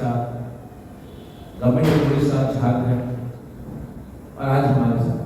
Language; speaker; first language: Hindi; non-native, local second language; Kok Borok